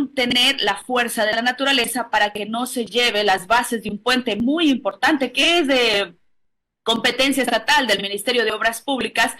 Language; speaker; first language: Spanish; native; Spanish